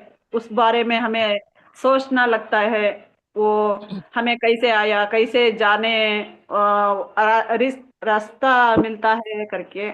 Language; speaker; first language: Hindi; non-native, local second language; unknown